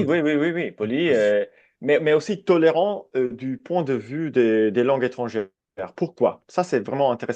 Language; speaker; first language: French; non-native, fluent; Italian